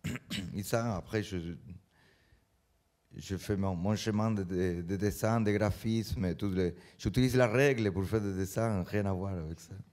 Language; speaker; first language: French; non-native, learner; Spanish